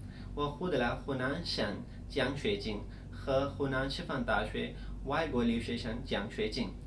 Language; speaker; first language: Chinese; non-native, fluent; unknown